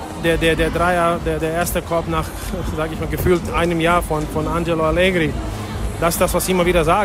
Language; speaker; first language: German; native; German